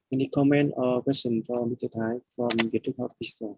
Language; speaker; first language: English; non-native, fluent; Vietnamese